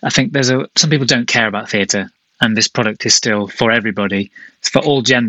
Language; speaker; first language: English; native; English